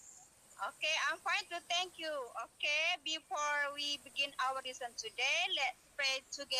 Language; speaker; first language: English; non-native, learner; Indonesian